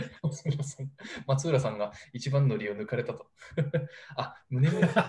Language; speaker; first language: Japanese; native; Japanese